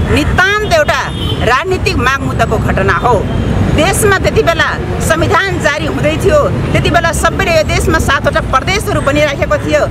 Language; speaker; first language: Nepali; non-native, local second language; Rana Tharu